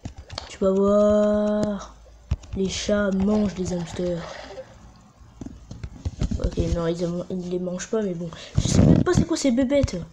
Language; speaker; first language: French; native; French